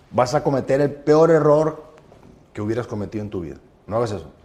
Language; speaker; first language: Spanish; native; Spanish